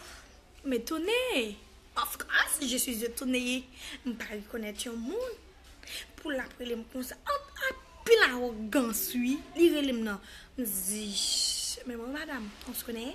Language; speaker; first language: French; non-native, learner; Haitian Creole